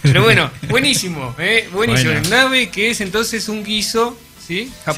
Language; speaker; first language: Spanish; native; Spanish